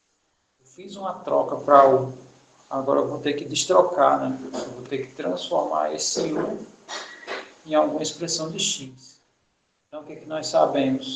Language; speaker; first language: Portuguese; native; Portuguese